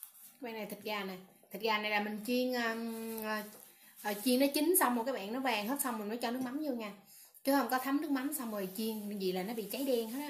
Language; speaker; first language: Vietnamese; native; Vietnamese